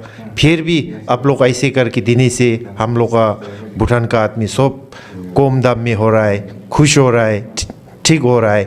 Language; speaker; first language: Hindi; non-native, fluent; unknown